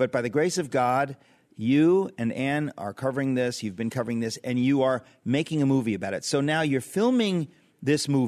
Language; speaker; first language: English; native; English